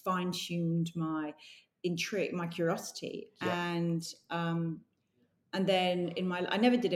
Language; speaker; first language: English; native; English